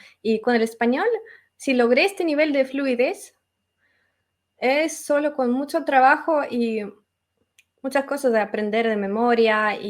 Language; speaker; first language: Spanish; non-native, fluent; Russian